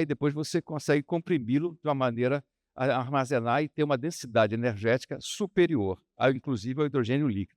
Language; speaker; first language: Portuguese; native; Portuguese